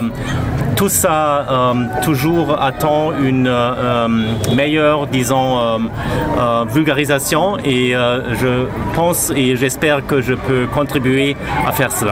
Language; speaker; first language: French; non-native, fluent; German